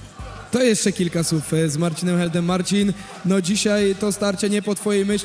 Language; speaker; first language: Polish; native; Polish